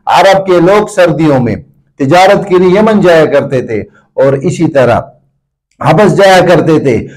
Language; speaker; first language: Urdu; non-native, local second language; Pashto